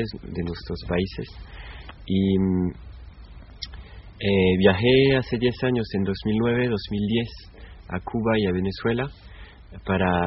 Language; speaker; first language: Spanish; non-native, fluent; French